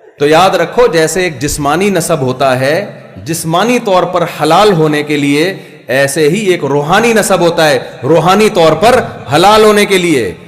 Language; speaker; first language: Urdu; non-native, local second language; Pashto